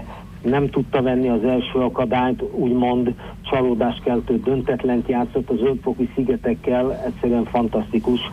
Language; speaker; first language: Hungarian; native; Hungarian